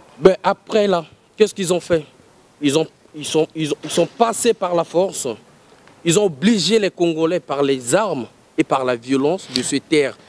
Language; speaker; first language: French; non-native, local second language; Lingala